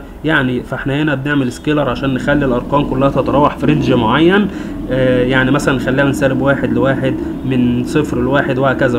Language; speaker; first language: Arabic; native; Arabic